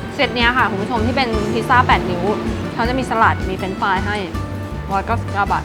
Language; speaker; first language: Thai; native; Thai